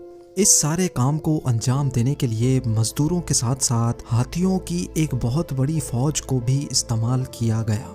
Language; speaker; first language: Urdu; native; Urdu